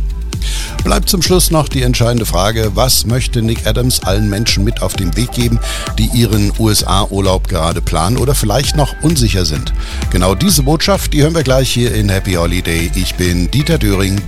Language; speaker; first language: German; native; German